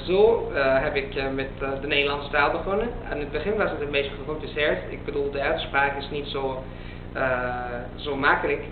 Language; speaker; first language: Dutch; non-native, learner; Italian